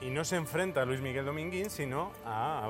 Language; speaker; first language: Spanish; native; Spanish